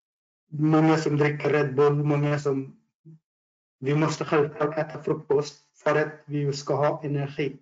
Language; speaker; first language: Swedish; non-native, fluent; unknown